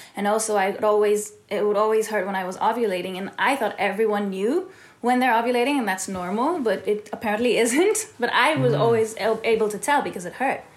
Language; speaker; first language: English; early bilingual, heritage; Hebrew